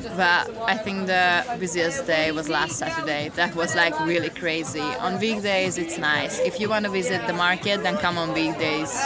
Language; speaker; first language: English; non-native, fluent; Hungarian